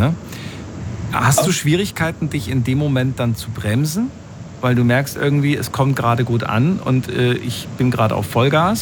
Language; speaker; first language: German; native; German